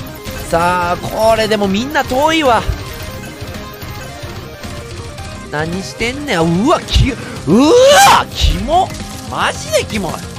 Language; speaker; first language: Japanese; native; Japanese